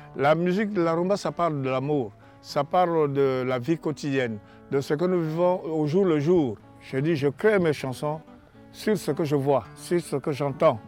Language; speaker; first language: French; non-native, local second language; Lingala